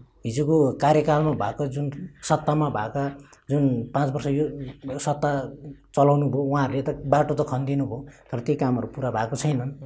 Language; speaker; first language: Nepali; non-native, local second language; Eastern Tamang